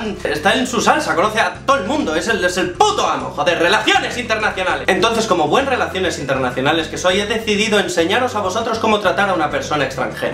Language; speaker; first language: Spanish; native; Spanish